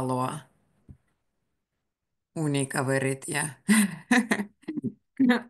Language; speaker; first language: Finnish; native; Finnish